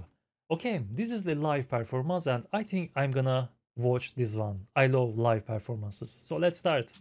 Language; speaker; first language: English; non-native, fluent; Turkish